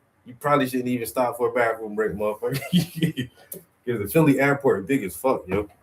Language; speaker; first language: English; native; English